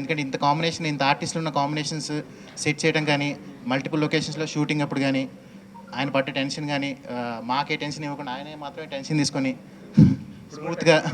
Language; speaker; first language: Telugu; native; Telugu